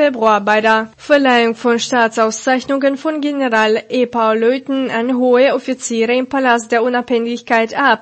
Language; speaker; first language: German; non-native, fluent; Russian